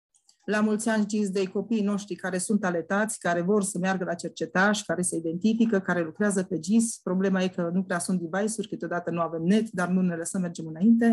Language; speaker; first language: Romanian; native; Romanian